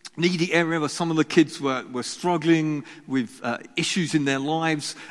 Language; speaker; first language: English; native; English